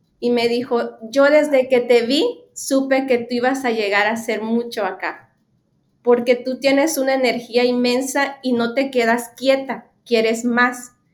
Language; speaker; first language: Spanish; native; Spanish